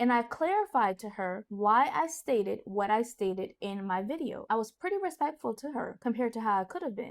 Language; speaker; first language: English; native; English